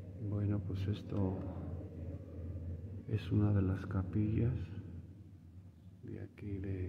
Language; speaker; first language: Spanish; native; Spanish